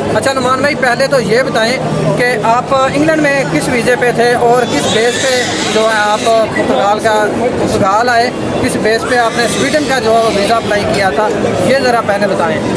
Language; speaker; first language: Urdu; non-native, local second language; Punjabi